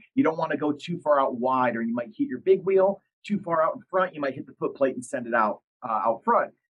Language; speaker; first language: English; native; English